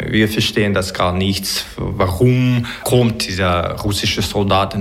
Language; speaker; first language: German; non-native, learner; Ukrainian